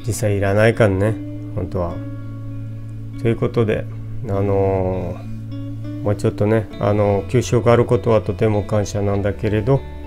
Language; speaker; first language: Japanese; non-native, fluent; Portuguese